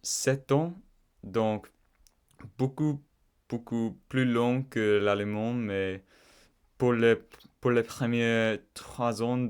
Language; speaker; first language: French; non-native, learner; English